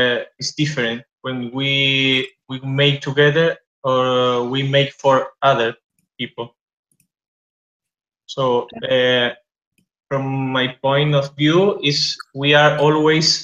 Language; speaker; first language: English; non-native, fluent; Spanish